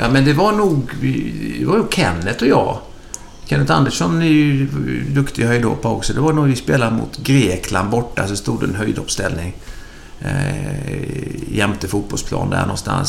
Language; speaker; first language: Swedish; native; Swedish